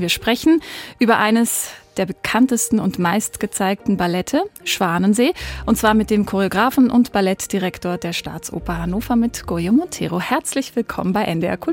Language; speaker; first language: German; native; German